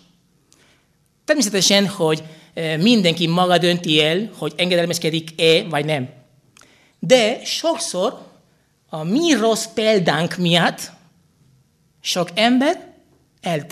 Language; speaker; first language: Hungarian; non-native, fluent; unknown